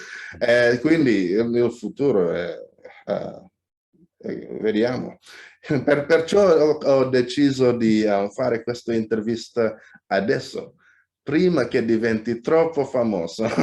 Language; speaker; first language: Italian; non-native, fluent; Indonesian